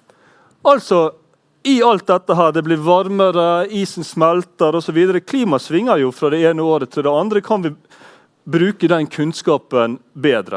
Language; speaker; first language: Norwegian; native; Norwegian